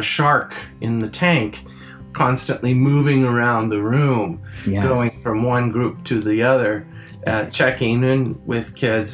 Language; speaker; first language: English; early bilingual, other home language; French